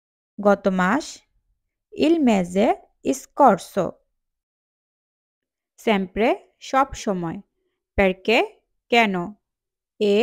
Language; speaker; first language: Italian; non-native, fluent; Bangla